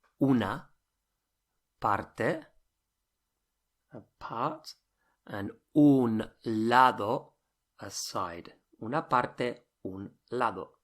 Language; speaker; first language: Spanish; non-native, fluent; English